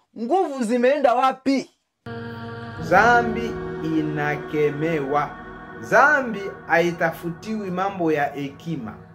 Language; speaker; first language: Swahili; native; Swahili